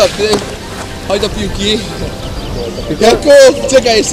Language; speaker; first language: Polish; native; Polish